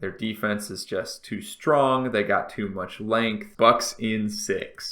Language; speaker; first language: English; native; English